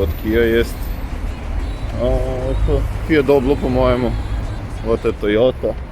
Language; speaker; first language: Russian; non-native, fluent; Serbian